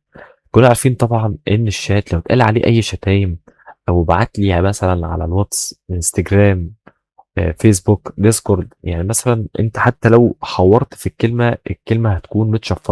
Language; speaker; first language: Arabic; native; Arabic